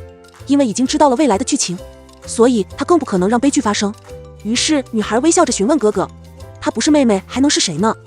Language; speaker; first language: Chinese; native; Chinese